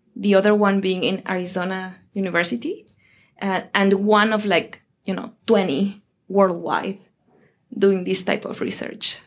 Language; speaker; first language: English; non-native, fluent; Spanish